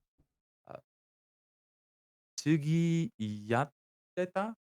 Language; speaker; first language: Japanese; non-native, learner; English